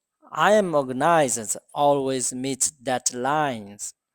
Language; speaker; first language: English; non-native, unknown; Burmese